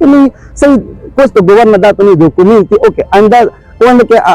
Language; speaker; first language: Italian; non-native, learner; Urdu